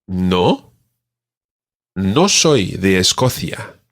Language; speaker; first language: Spanish; non-native, fluent; English